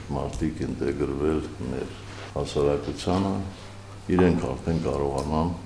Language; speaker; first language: Armenian; native; Armenian